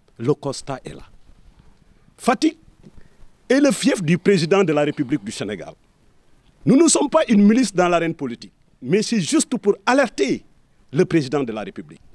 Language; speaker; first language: French; non-native, local second language; Serer